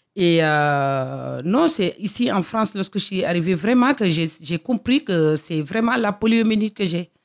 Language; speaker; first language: French; non-native, local second language; Fula